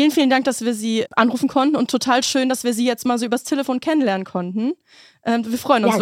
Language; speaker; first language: German; native; German